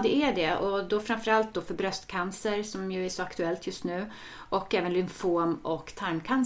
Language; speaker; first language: Swedish; native; Swedish